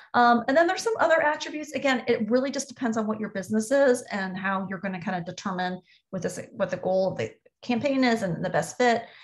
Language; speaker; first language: English; native; English